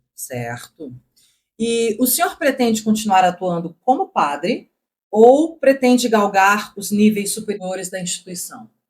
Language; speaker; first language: Portuguese; native; Portuguese